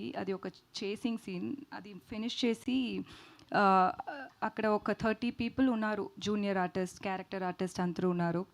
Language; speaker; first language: Telugu; non-native, learner; Tamil